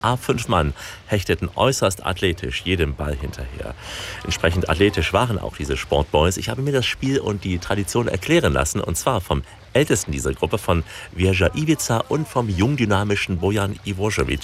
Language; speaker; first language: German; native; German